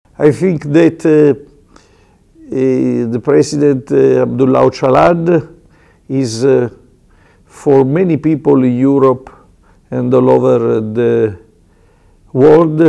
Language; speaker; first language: English; non-native, learner; Italian